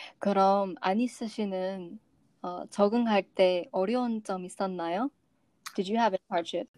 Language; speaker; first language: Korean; non-native, learner; English